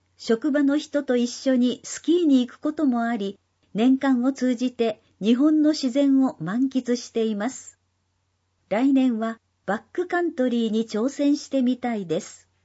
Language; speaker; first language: Japanese; non-native, fluent; Indonesian